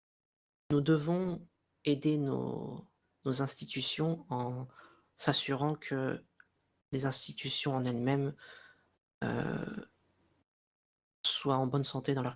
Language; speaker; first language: French; native; French